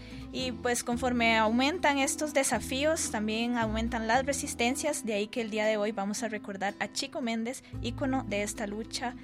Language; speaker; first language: Spanish; native; Spanish